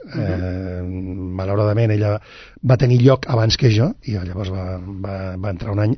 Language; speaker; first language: Catalan; non-native, local second language; Spanish